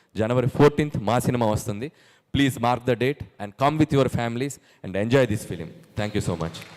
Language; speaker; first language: Telugu; native; Telugu